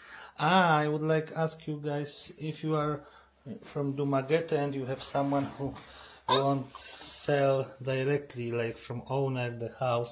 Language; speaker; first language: English; non-native, learner; Polish